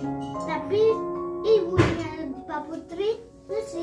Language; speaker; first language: Indonesian; early bilingual, heritage; Indonesian